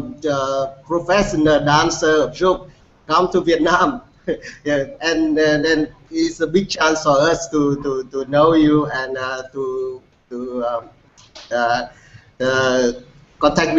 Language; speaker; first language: English; non-native, learner; Vietnamese